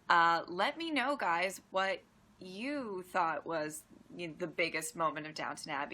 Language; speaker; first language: English; native; English